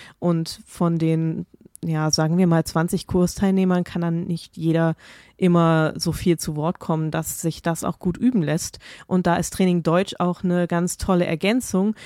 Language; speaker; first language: German; native; German